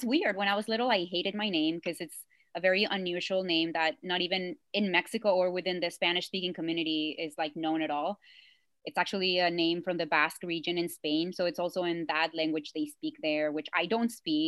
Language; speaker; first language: English; non-native, fluent; Spanish